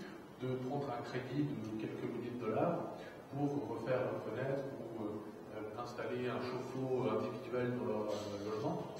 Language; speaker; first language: French; native; French